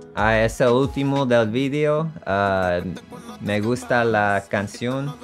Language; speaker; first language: Spanish; non-native, learner; English